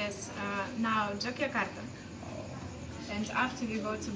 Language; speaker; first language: English; non-native, learner; Russian